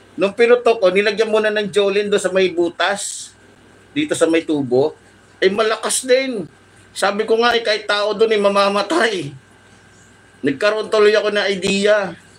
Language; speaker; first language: Filipino; native; Filipino